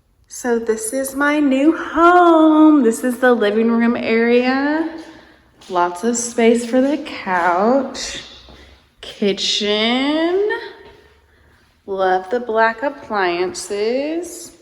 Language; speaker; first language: English; native; English